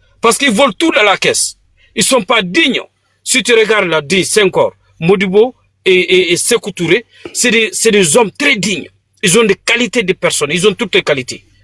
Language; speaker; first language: French; non-native, local second language; Bambara